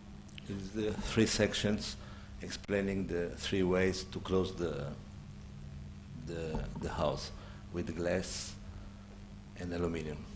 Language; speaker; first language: English; non-native, learner; Portuguese